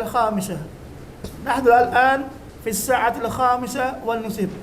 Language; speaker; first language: Arabic; non-native, learner; Indonesian